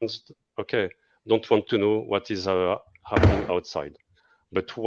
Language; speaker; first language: English; non-native, fluent; French